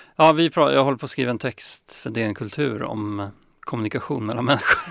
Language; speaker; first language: Swedish; native; Swedish